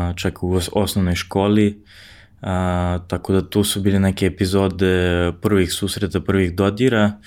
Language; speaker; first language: Serbian; non-native, fluent; English